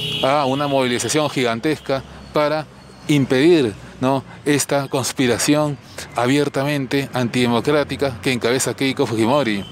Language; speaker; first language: Spanish; native; Spanish